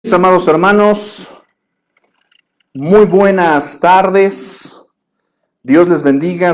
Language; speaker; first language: Spanish; native; Spanish